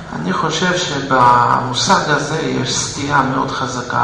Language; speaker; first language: Hebrew; non-native, fluent; Russian